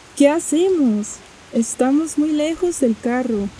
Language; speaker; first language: Spanish; native; Spanish